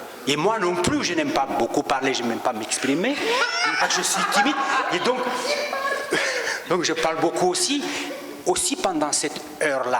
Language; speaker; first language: French; non-native, local second language; Romanian